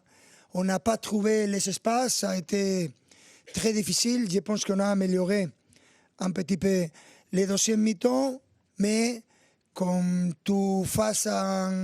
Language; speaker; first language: French; non-native, fluent; Spanish